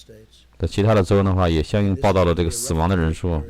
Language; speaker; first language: Chinese; native; Chinese